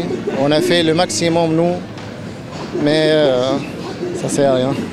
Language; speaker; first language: French; non-native, fluent; Arabic